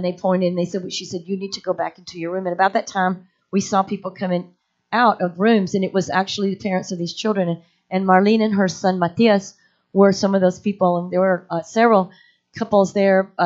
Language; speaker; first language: English; native; English